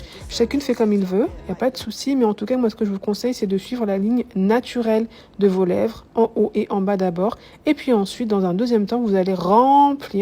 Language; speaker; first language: French; native; French